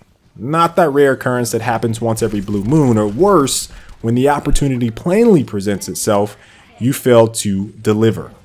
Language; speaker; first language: English; native; English